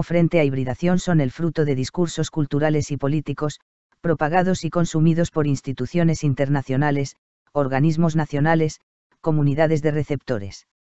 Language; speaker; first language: Spanish; native; Spanish